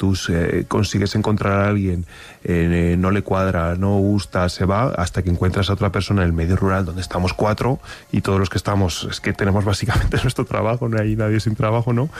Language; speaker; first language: Spanish; native; Spanish